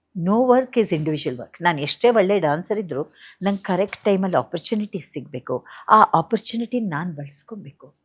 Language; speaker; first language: Kannada; native; Kannada